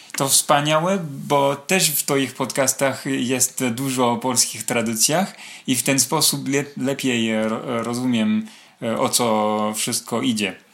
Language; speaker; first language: Polish; non-native, learner; French